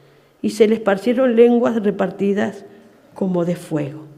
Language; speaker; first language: Spanish; native; Spanish